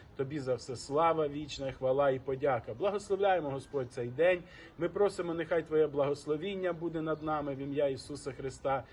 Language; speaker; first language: Ukrainian; non-native, local second language; Russian